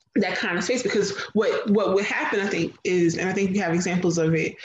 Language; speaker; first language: English; native; English